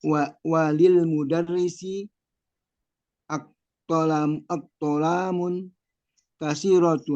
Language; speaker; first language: Arabic; non-native, learner; Indonesian